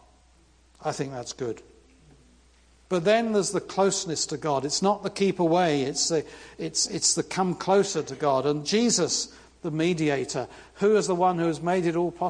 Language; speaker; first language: English; native; English